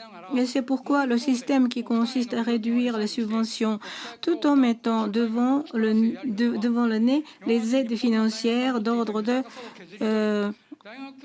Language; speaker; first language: French; non-native, fluent; Japanese